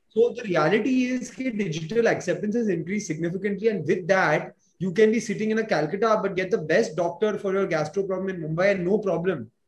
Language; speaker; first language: English; non-native, local second language; Hindi